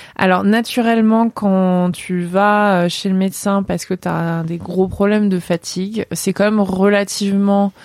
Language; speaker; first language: French; native; French